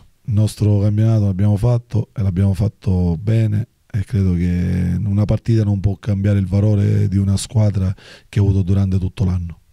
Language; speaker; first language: Italian; native; Italian